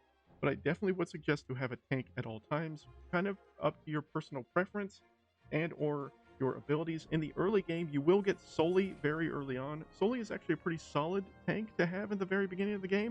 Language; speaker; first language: English; native; English